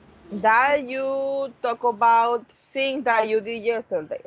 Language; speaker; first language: English; non-native, learner; Spanish